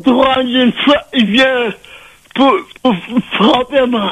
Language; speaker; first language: French; non-native, local second language; Réunion Creole French